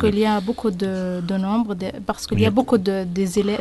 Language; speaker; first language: French; non-native, learner; Arabic